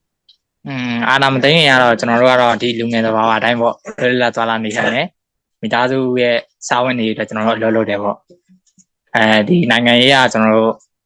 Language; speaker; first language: Burmese; native; Burmese